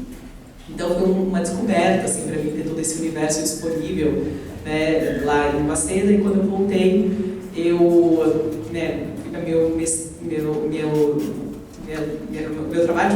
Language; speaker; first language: Portuguese; native; Portuguese